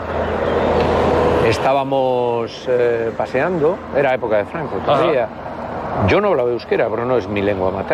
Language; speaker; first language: Spanish; native; Spanish